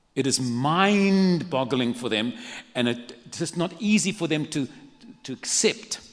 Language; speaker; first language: English; native; English